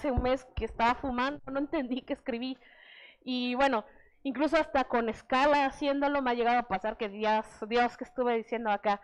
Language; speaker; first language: Spanish; native; Spanish